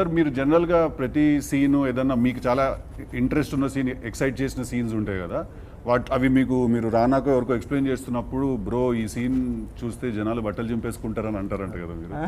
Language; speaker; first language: Telugu; native; Telugu